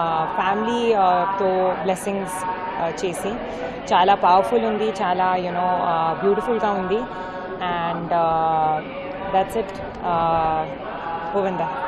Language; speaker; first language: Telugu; non-native, learner; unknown